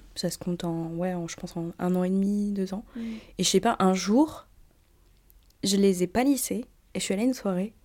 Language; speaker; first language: French; native; French